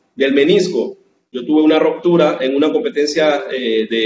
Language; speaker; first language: Spanish; native; Spanish